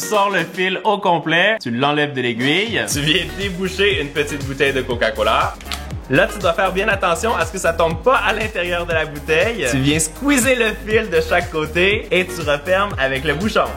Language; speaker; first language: French; native; French